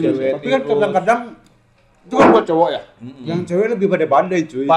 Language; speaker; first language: Indonesian; native; Indonesian